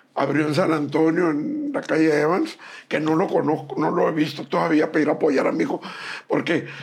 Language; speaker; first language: Spanish; native; Spanish